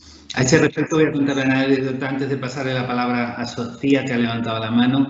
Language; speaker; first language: Spanish; native; Spanish